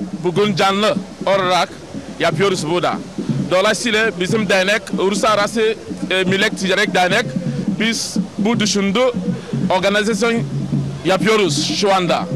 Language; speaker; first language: Turkish; non-native, learner; Igbo